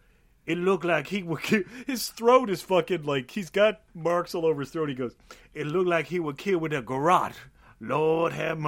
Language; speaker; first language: English; native; English